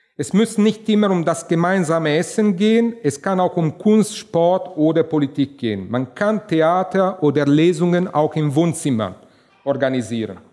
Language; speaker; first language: German; non-native, fluent; Italian